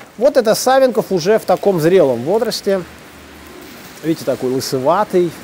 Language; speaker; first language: Russian; native; Russian